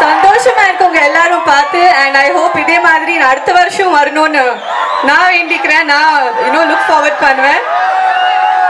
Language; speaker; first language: Tamil; non-native, fluent; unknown